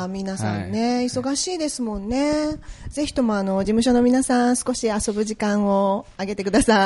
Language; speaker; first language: Japanese; native; Japanese